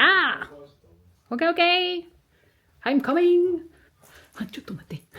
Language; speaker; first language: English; non-native, learner; French